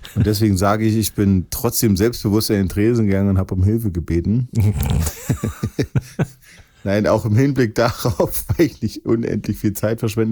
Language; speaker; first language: German; native; German